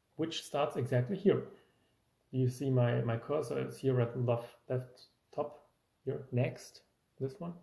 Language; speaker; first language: English; non-native, fluent; German